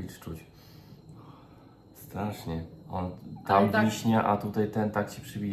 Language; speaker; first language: Polish; native; Polish